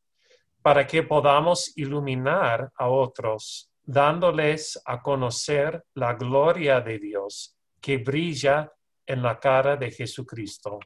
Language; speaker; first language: Spanish; non-native, fluent; English